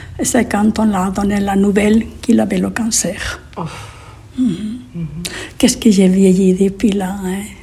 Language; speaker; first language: French; non-native, fluent; Spanish